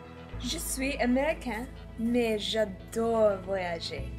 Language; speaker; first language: French; non-native, learner; English